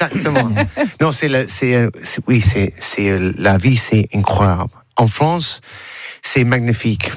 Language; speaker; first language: French; non-native, learner; English